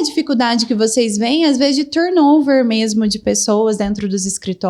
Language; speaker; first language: Portuguese; native; Portuguese